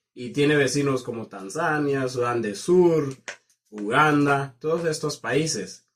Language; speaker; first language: Spanish; non-native, fluent; Swahili